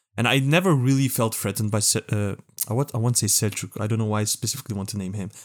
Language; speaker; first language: English; non-native, fluent; Dutch